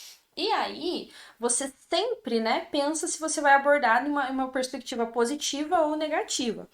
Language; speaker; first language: Portuguese; native; Portuguese